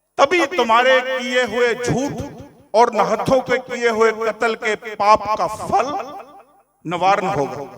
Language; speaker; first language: Hindi; non-native, local second language; Punjabi